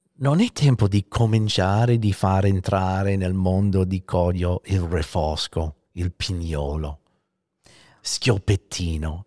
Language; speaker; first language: Italian; non-native, fluent; English